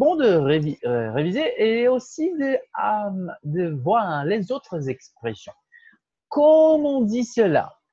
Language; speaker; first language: French; non-native, fluent; Portuguese